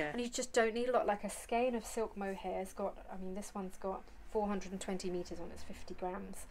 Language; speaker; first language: English; native; English